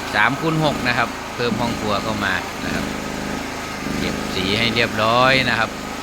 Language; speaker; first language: Thai; native; Thai